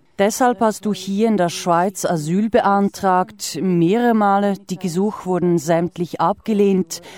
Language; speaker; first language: German; native; German